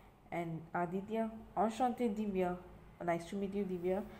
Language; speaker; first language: English; non-native, local second language; Tamil